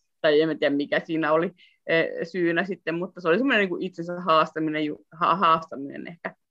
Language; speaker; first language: Finnish; native; Finnish